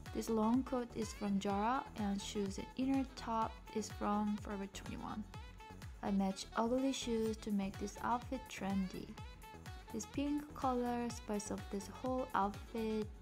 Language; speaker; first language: English; non-native, fluent; Korean